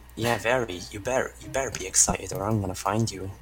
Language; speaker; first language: English; non-native, fluent; Estonian